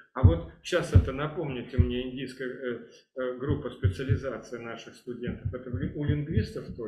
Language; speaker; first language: Russian; native; Russian